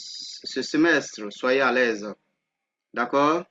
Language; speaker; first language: French; non-native, fluent; Akan